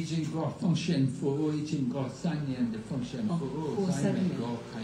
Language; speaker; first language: Chinese; non-native, learner; English